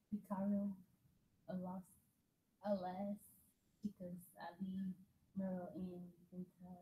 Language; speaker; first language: Spanish; non-native, learner; English